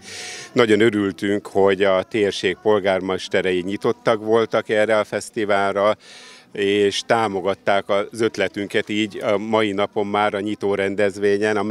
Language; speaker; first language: Hungarian; native; Hungarian